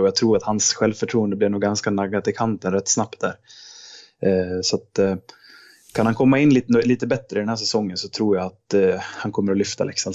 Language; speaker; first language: Swedish; native; Swedish